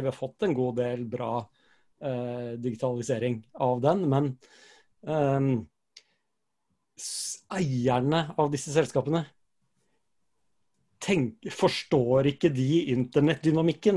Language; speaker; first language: Norwegian; native; Norwegian